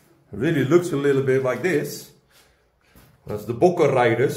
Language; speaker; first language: English; non-native, learner; Dutch